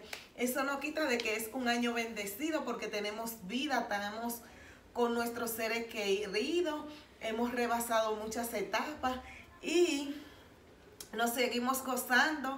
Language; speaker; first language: Spanish; native; Spanish